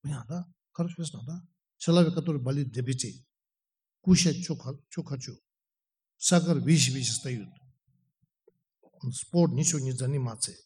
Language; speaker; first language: Russian; non-native, learner; Tibetan